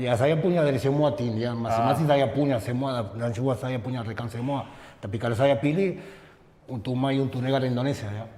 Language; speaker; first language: Indonesian; non-native, learner; Spanish